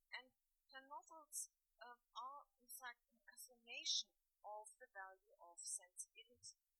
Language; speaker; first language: English; non-native, fluent; German